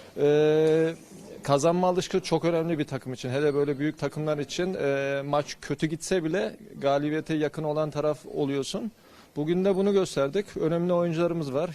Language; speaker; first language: Turkish; early bilingual, heritage; Turkish